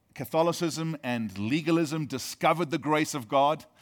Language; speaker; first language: English; native; English